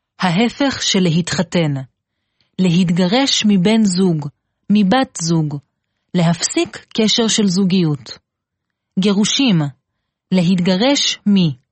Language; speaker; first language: Hebrew; native; Hebrew